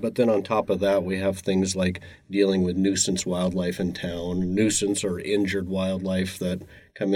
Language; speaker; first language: English; native; English